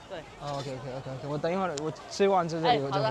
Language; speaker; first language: Chinese; non-native, learner; Amharic